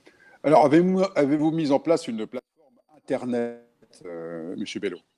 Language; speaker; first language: French; native; French